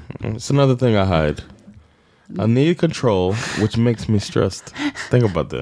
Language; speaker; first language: English; native; English